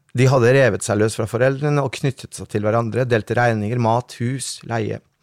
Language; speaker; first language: Norwegian; early bilingual, other home language; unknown